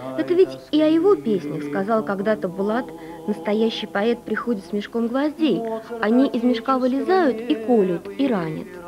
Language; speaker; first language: Russian; native; Russian